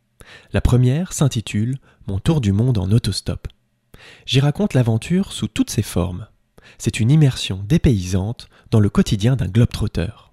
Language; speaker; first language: French; native; French